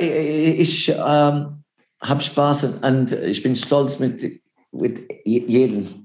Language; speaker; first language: German; non-native, learner; English